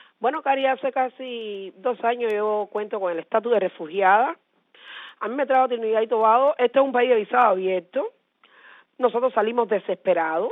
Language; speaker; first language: Spanish; native; Spanish